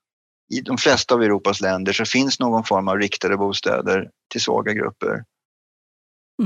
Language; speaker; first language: Swedish; native; Swedish